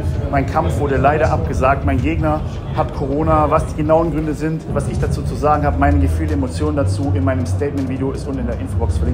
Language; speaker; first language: German; native; German